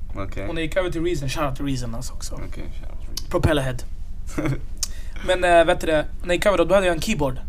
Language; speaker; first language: Swedish; early bilingual, other home language; Arabic